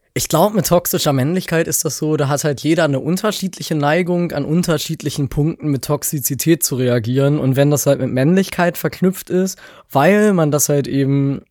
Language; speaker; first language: German; native; German